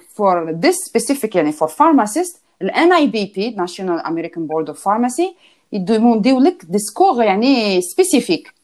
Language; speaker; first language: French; non-native, local second language; Arabic